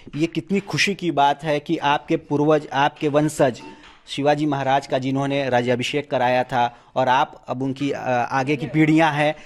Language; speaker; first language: Hindi; native; Hindi